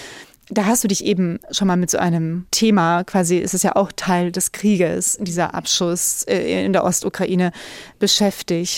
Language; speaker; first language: German; native; German